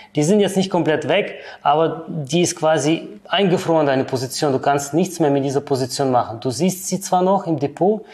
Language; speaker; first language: German; non-native, fluent; Russian